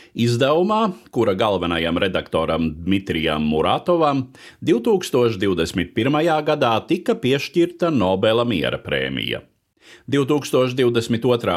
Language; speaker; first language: Latvian; native; Latvian